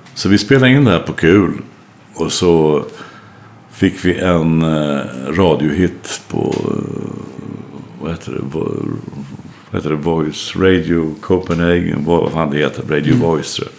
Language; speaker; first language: Swedish; native; Swedish